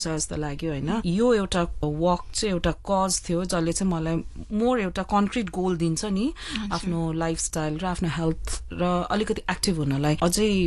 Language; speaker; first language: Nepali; early bilingual, heritage; Nepali